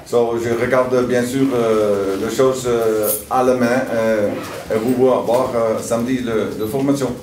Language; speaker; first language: French; non-native, learner; Dutch